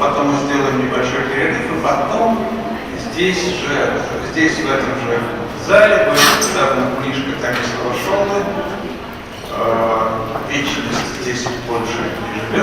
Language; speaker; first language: Russian; native; Russian